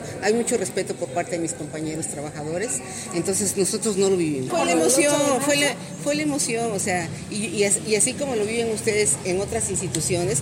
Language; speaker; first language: Spanish; native; Spanish